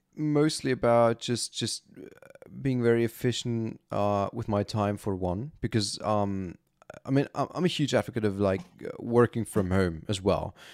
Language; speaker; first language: English; non-native, fluent; German